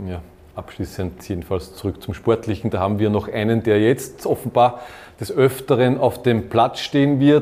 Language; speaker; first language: German; native; German